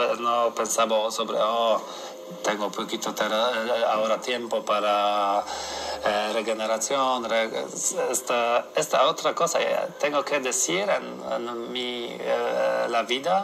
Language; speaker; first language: Spanish; non-native, learner; Polish